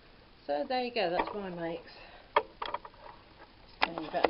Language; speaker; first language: English; native; English